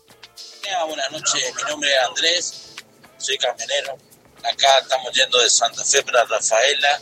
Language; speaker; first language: Spanish; native; Spanish